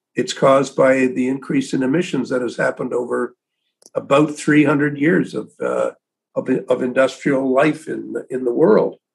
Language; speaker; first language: English; native; English